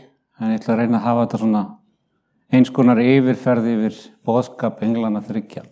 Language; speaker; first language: Icelandic; native; Icelandic